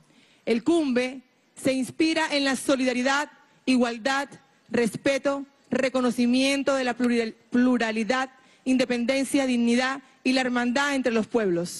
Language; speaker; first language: Spanish; native; Spanish